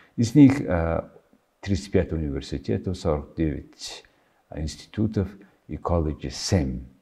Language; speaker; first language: Russian; non-native, fluent; Mongolian